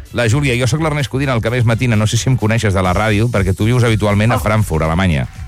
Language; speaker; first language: Catalan; native; Catalan